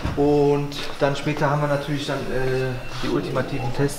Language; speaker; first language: German; native; German